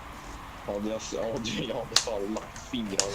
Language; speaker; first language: Swedish; native; Swedish